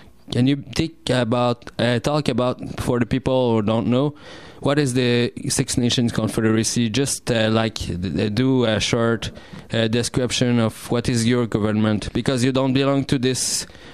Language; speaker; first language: English; non-native, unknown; French